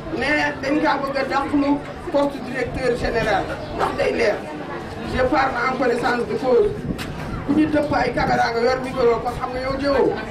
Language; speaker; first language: Wolof; non-native, local second language; Fula